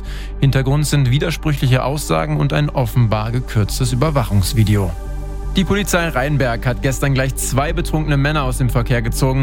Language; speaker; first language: German; native; German